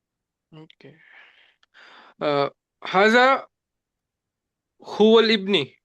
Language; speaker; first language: Arabic; non-native, learner; Urdu